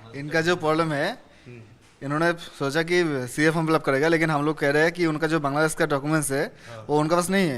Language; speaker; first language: Hindi; non-native, local second language; Bangla